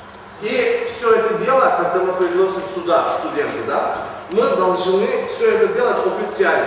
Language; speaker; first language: Russian; non-native, learner; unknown